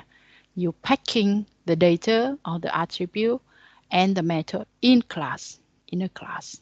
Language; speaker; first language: English; non-native, learner; Vietnamese